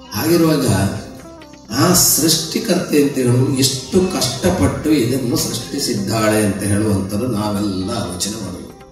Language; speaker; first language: Kannada; non-native, local second language; Tulu